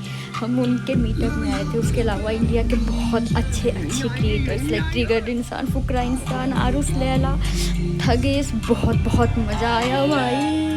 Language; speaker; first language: Hindi; native; Hindi